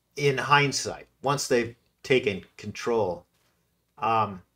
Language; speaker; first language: English; native; English